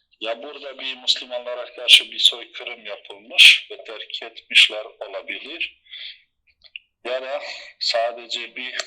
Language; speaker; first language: Turkish; non-native, fluent; Bosnian